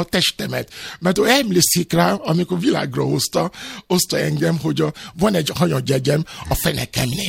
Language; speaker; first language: Hungarian; non-native, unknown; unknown